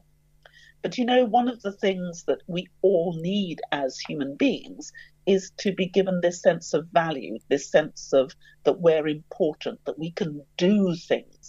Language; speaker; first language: English; native; English